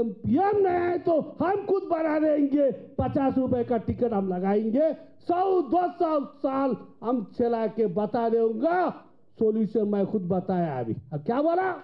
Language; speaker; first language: Hindi; non-native, local second language; Telugu